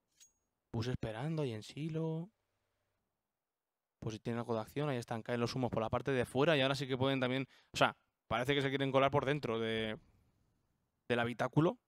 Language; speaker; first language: Spanish; native; Spanish